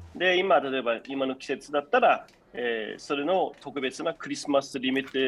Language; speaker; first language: Japanese; non-native, fluent; Danish